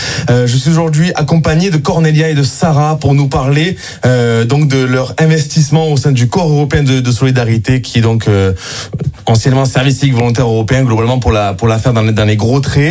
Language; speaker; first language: French; native; French